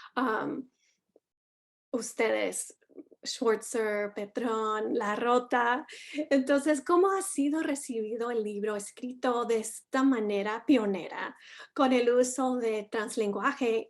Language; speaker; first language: Spanish; non-native, fluent; English